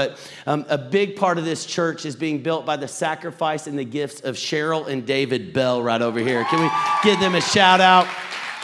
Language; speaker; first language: English; native; English